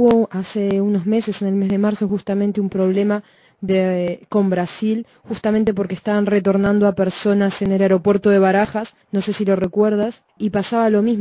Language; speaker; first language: Spanish; native; Spanish